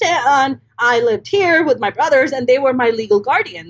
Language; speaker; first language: English; non-native, local second language; Urdu